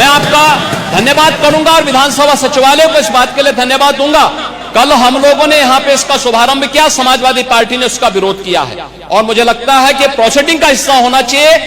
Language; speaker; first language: Hindi; native; Hindi